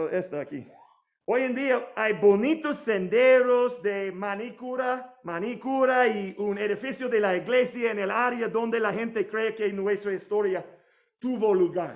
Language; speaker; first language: Spanish; non-native, fluent; English